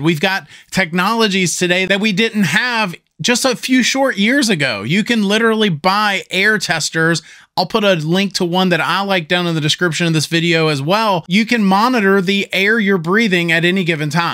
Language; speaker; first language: English; native; English